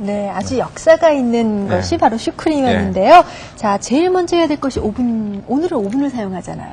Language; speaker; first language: Korean; native; Korean